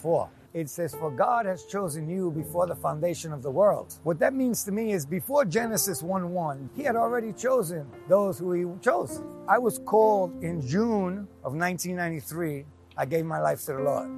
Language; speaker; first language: English; native; English